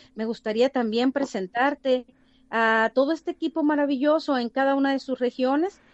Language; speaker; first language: Spanish; native; Spanish